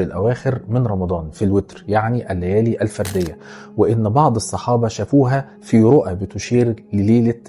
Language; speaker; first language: Arabic; native; Arabic